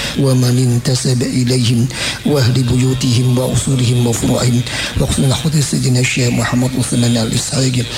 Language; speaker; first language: Arabic; non-native, fluent; Javanese